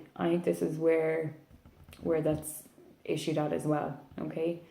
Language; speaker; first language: English; native; English